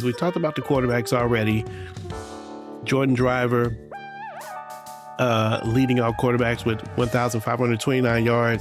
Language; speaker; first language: English; native; English